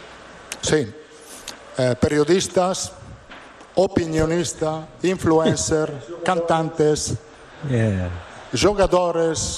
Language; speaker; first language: Portuguese; non-native, fluent; Italian